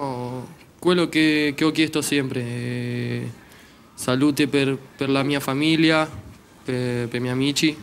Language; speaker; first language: Italian; non-native, learner; Spanish